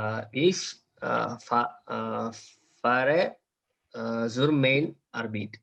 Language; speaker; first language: German; non-native, learner; Malayalam